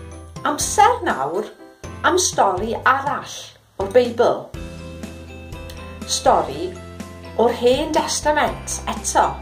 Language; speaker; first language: Welsh; non-native, local second language; English